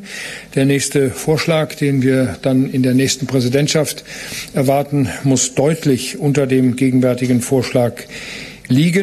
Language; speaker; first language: German; native; German